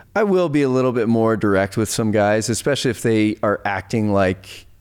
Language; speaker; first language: English; native; English